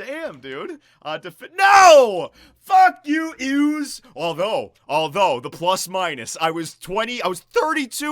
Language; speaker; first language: English; native; English